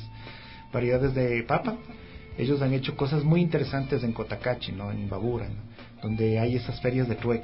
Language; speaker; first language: Spanish; native; Spanish